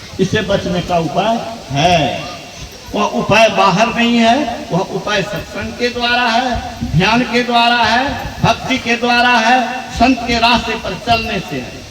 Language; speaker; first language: Hindi; native; Hindi